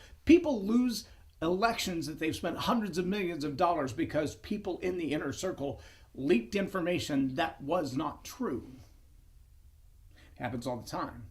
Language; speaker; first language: English; native; English